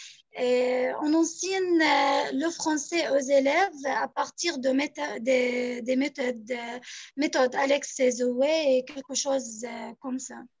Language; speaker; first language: French; non-native, fluent; Arabic